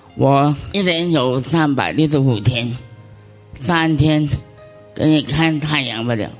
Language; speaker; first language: Chinese; non-native, local second language; Cantonese